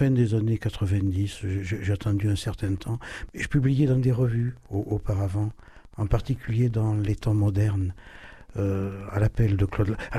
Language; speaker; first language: French; non-native, local second language; German